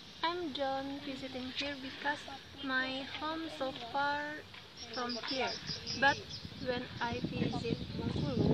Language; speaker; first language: English; non-native, learner; Indonesian